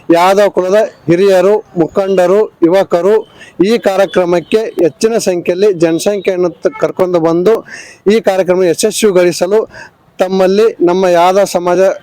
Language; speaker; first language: Kannada; native; Kannada